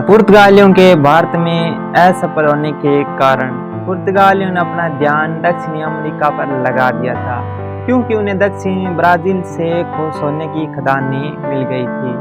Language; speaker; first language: Hindi; native; Hindi